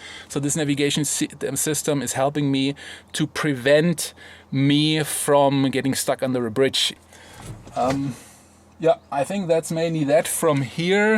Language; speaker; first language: English; non-native, fluent; German